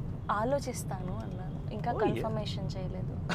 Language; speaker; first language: Telugu; native; Telugu